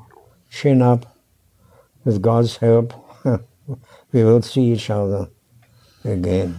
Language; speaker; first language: English; non-native, fluent; German